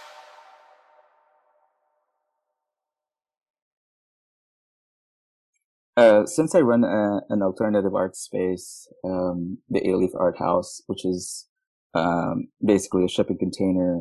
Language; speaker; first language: English; non-native, local second language; Filipino